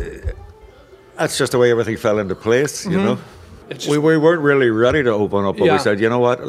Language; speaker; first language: English; native; English